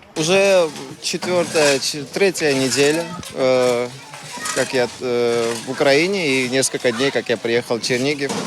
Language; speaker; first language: Russian; non-native, fluent; Georgian